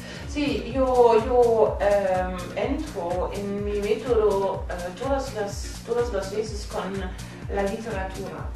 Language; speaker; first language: Spanish; non-native, fluent; German